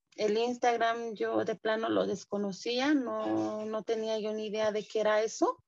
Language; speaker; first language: Spanish; non-native, local second language; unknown